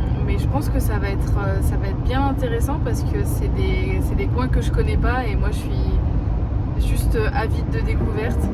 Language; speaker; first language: French; native; French